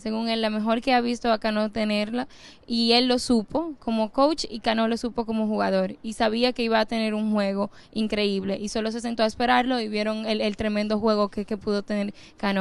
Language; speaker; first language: Spanish; native; Spanish